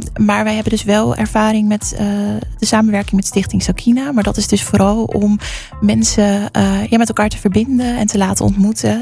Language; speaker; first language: Dutch; native; Dutch